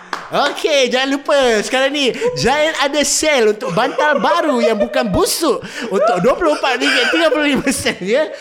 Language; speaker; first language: Malay; non-native, fluent; English